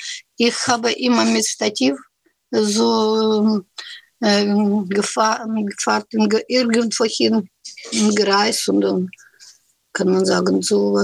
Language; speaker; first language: German; non-native, learner; Russian